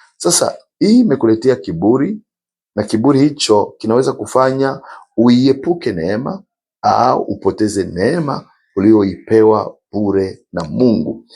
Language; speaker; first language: Swahili; non-native, local second language; Rundi